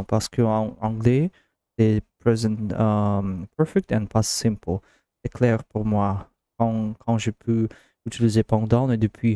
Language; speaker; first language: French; non-native, learner; Russian